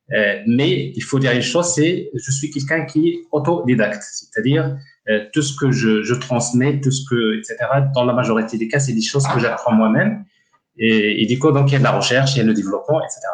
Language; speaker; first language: French; non-native, local second language; Tachelhit